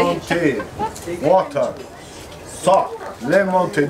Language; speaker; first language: English; non-native, learner; Russian